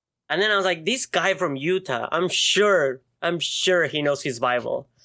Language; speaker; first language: English; non-native, fluent; Spanish